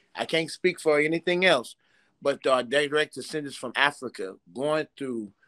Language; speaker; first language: English; native; English